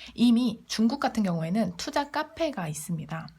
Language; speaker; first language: Korean; native; Korean